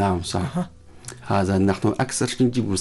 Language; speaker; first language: Arabic; non-native, learner; Chinese